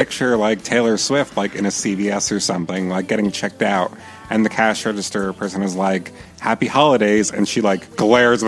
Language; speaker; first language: English; native; English